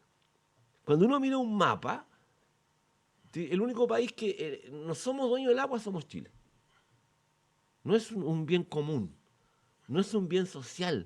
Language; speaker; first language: Spanish; native; Spanish